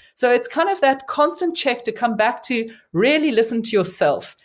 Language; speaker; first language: English; native; English